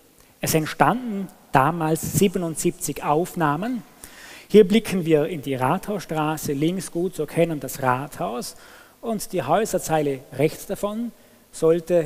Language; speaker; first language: German; native; German